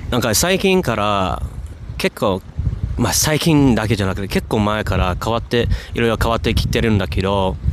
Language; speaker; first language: Japanese; non-native, fluent; English